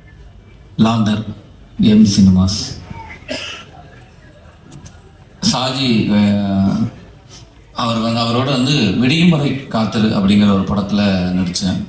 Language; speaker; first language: Tamil; native; Tamil